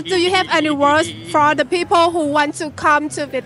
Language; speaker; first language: English; non-native, learner; Vietnamese